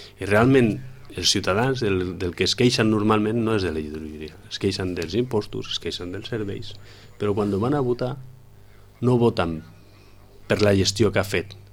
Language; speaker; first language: Catalan; non-native, local second language; Spanish